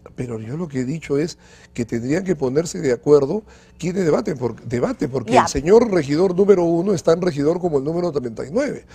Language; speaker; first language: Spanish; native; Spanish